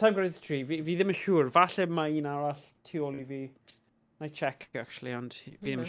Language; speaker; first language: Welsh; native; Welsh